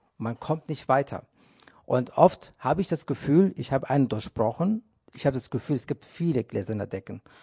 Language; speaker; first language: German; non-native, fluent; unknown